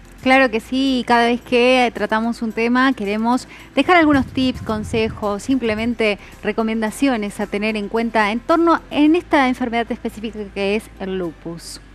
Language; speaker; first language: Spanish; native; Spanish